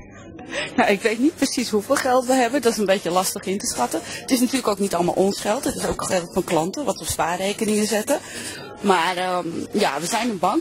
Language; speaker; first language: Dutch; native; Dutch